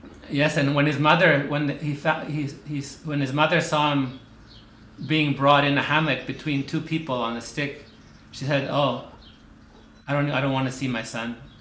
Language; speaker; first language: English; native; English